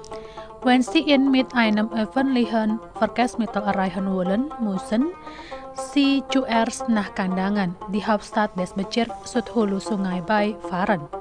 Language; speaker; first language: German; non-native, fluent; Indonesian